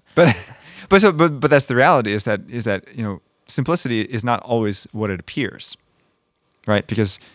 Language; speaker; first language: English; native; English